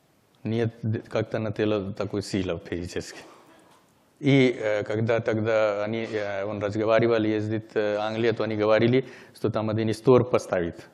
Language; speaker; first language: Russian; non-native, learner; Hindi